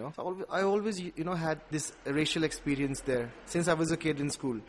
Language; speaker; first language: English; non-native, local second language; Nepali